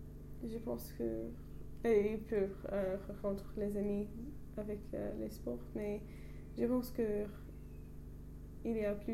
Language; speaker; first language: French; non-native, learner; English